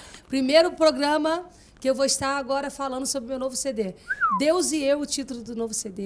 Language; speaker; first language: Portuguese; native; Portuguese